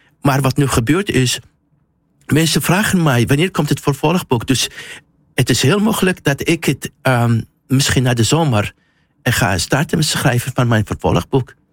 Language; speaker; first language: Dutch; non-native, fluent; Arabic